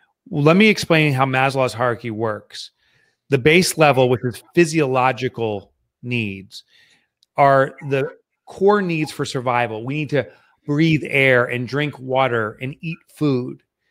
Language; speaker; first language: English; native; English